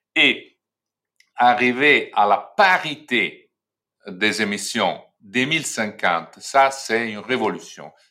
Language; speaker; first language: French; non-native, fluent; Italian